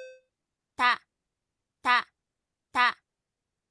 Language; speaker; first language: Japanese; non-native, learner; Filipino